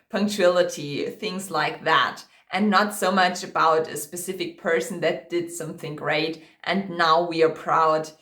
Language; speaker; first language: English; non-native, fluent; German